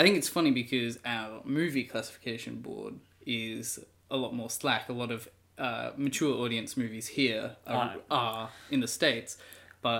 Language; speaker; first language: English; native; English